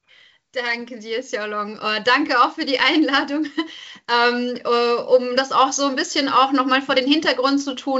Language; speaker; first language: German; native; German